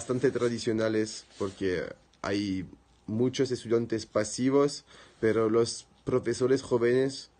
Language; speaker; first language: Spanish; non-native, learner; French